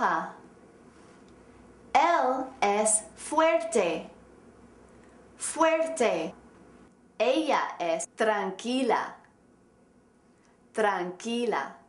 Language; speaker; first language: Spanish; non-native, fluent; English